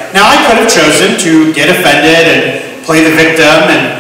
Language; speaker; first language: English; native; English